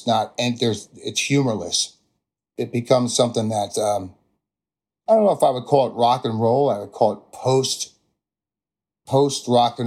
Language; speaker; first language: English; native; English